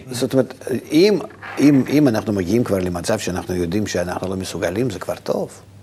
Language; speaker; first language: Hebrew; non-native, fluent; Russian